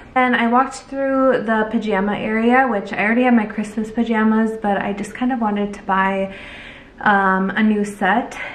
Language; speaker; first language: English; native; English